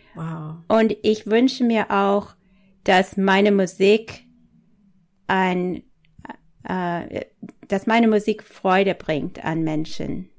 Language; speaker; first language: German; non-native, fluent; English